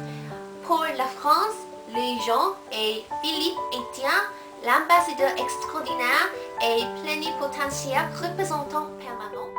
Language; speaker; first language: French; non-native, learner; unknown